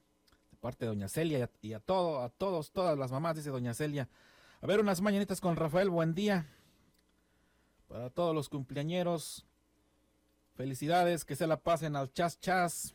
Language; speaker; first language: Spanish; native; Spanish